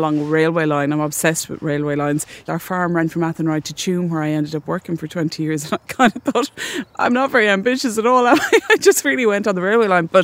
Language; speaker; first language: English; native; English